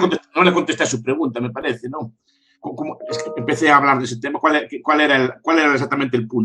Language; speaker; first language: Spanish; native; Spanish